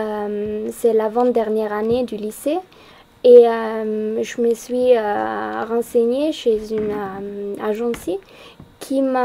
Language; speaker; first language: French; non-native, fluent; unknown